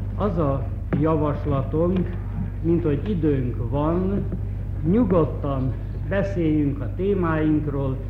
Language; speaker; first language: Hungarian; native; Hungarian